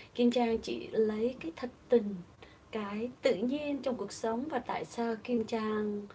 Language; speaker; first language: Vietnamese; native; Vietnamese